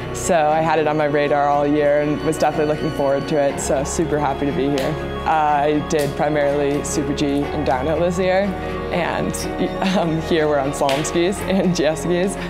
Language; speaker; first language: English; native; English